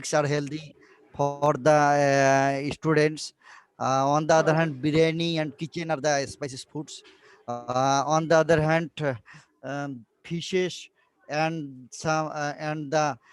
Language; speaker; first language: English; non-native, local second language; Bangla